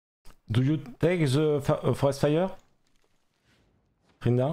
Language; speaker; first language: English; non-native, learner; French